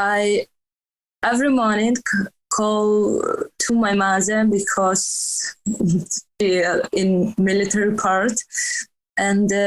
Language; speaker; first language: English; non-native, learner; Ukrainian